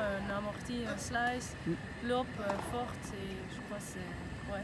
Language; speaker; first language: French; non-native, local second language; Dutch